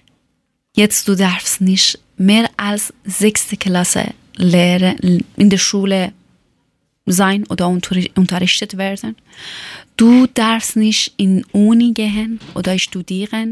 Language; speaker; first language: German; non-native, learner; Persian